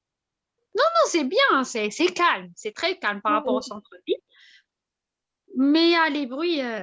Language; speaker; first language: French; non-native, local second language; Arabic